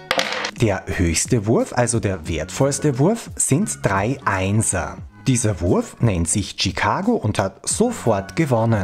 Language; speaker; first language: German; native; German